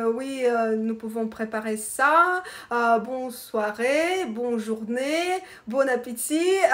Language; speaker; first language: French; non-native, learner; Russian